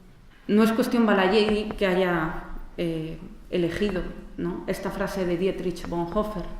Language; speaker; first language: Spanish; native; Spanish